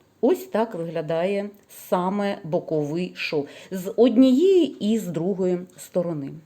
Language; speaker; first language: Ukrainian; non-native, local second language; Russian